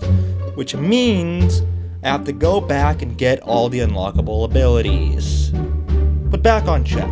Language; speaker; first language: English; native; English